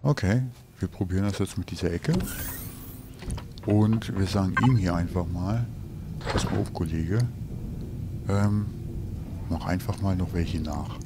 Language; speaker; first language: German; native; German